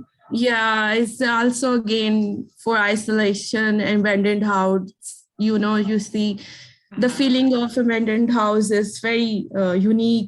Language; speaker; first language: English; non-native, learner; Urdu